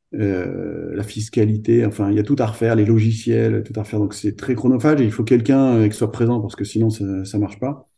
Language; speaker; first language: French; native; French